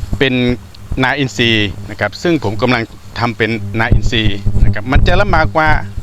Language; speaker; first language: Thai; non-native, local second language; Khmer